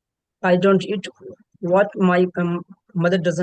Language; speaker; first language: English; non-native, learner; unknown